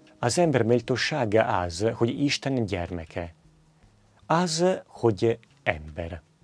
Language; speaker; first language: Hungarian; non-native, fluent; Italian